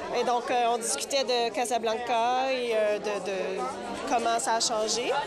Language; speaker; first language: French; native; French